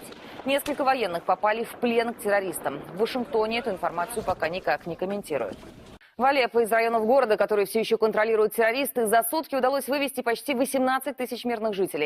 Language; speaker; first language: Russian; native; Russian